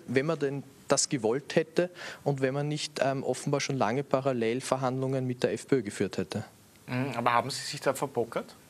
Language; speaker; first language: German; native; German